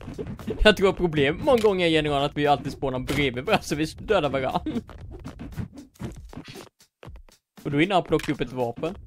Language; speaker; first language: Swedish; native; Swedish